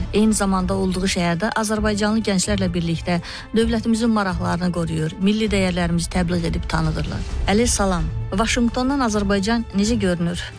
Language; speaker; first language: Azerbaijani; native; Azerbaijani